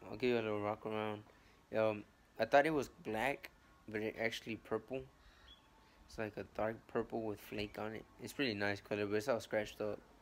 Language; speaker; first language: English; early bilingual, other home language; Spanish